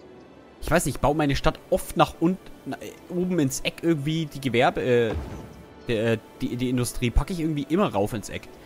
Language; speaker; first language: German; native; German